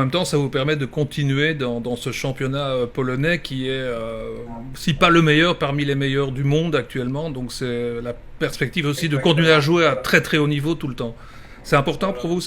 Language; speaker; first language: French; native; French